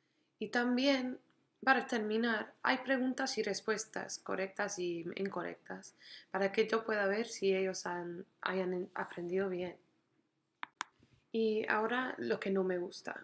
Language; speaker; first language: Spanish; non-native, fluent; English